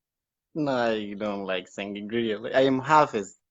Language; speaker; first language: English; non-native, learner; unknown